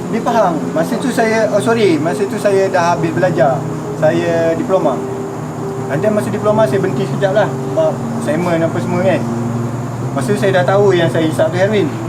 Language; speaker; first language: Malay; native; Malay